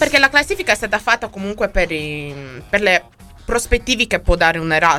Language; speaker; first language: Italian; native; Italian